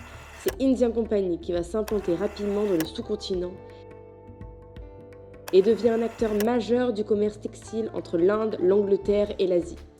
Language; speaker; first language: French; native; French